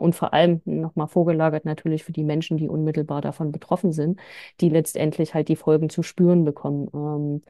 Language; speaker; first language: German; native; German